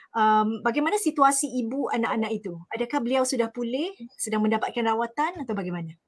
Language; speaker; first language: Malay; native; Malay